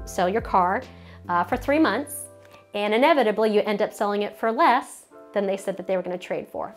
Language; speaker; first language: English; native; English